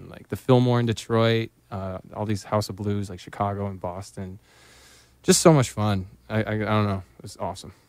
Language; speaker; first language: English; native; English